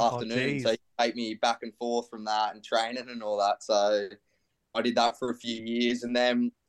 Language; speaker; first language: English; native; English